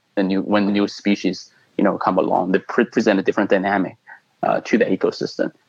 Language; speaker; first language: English; non-native, fluent; Chinese